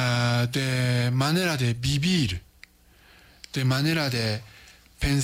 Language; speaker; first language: Spanish; non-native, learner; Japanese